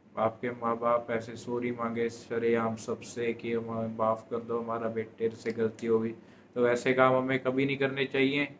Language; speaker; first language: Hindi; non-native, local second language; Punjabi